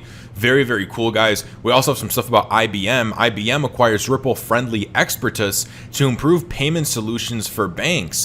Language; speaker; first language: English; native; English